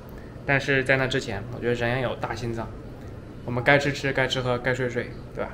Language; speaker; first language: Chinese; native; Chinese